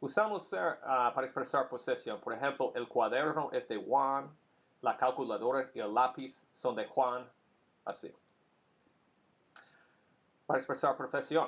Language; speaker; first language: Spanish; non-native, fluent; English